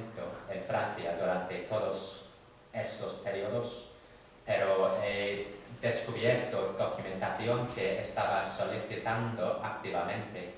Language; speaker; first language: Spanish; non-native, fluent; English